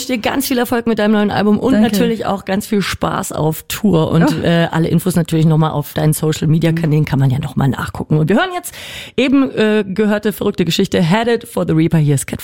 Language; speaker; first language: German; native; German